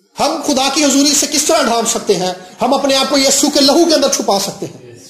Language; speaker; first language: Urdu; non-native, local second language; Punjabi